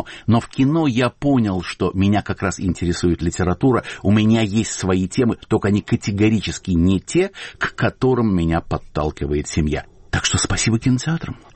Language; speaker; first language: Russian; native; Russian